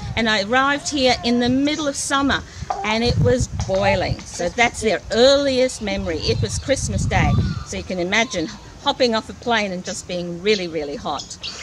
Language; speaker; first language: English; early bilingual, other home language; Portuguese